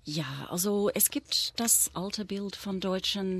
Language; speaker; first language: German; non-native, fluent; English